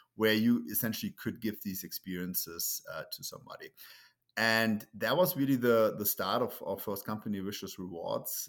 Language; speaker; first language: English; non-native, fluent; German